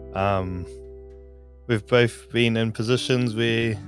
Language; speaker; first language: English; native; English